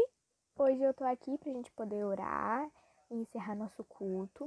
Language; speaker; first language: Portuguese; native; Portuguese